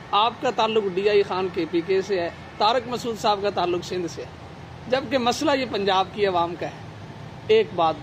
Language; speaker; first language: Urdu; non-native, local second language; Punjabi